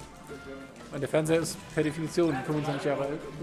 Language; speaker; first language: German; native; German